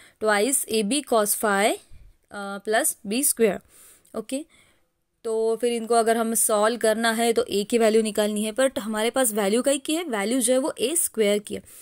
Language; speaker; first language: Hindi; non-native, local second language; Marathi